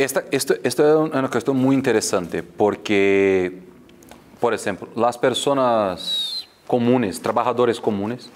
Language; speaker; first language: Spanish; non-native, fluent; Portuguese